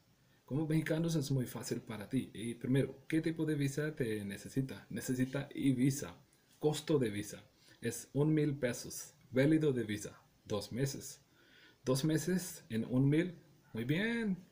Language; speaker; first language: Spanish; non-native, learner; Punjabi